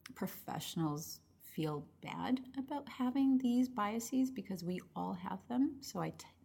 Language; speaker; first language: English; early bilingual, other home language; Spanish